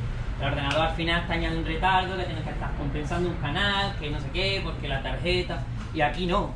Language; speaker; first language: Spanish; native; Spanish